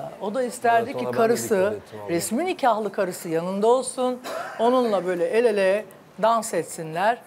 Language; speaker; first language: Turkish; native; Turkish